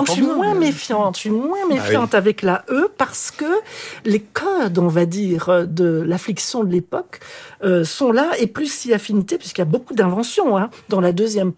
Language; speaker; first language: French; native; French